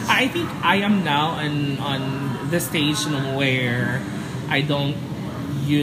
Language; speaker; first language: English; non-native, local second language; Cebuano